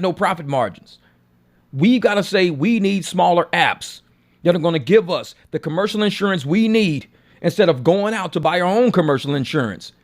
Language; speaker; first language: English; native; English